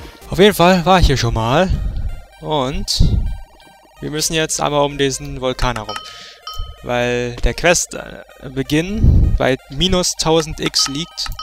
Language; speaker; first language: German; native; German